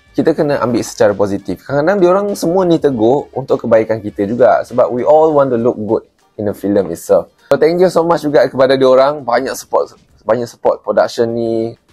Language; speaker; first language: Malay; non-native, local second language; Chinese